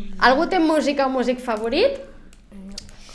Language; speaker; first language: Catalan; native; Catalan